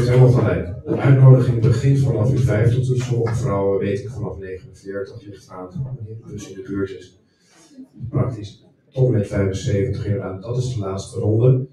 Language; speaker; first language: Dutch; native; Dutch